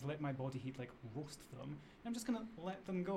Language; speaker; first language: English; native; English